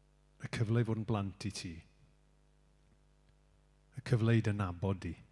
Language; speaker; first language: Welsh; native; Welsh